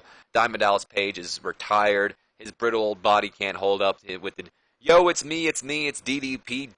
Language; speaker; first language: English; native; English